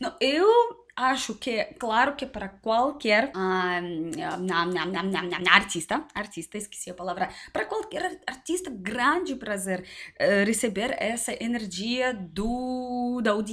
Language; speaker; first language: Portuguese; non-native, learner; Russian